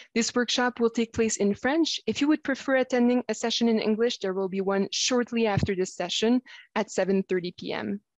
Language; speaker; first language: French; native; French